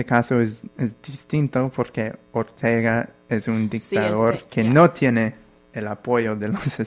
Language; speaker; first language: Spanish; non-native, fluent; English